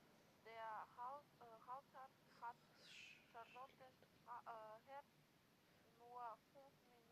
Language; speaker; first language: German; non-native, learner; Macedonian